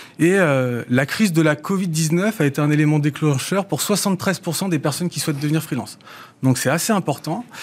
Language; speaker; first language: French; native; French